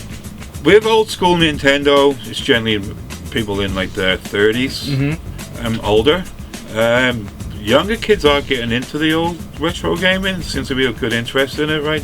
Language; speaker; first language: English; non-native, fluent; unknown